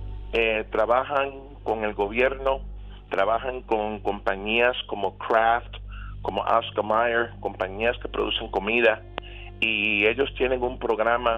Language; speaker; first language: Spanish; early bilingual, other home language; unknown